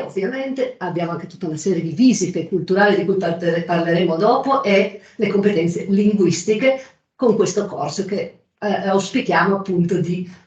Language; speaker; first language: Italian; native; Italian